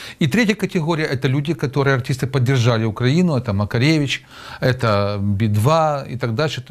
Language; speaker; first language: Russian; native; Russian